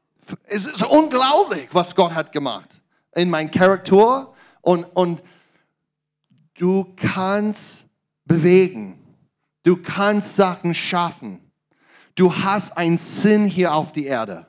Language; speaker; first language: German; non-native, learner; English